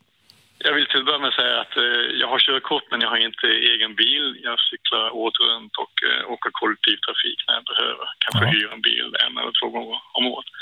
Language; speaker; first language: Swedish; native; Swedish